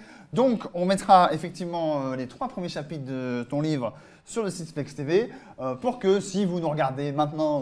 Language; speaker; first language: French; native; French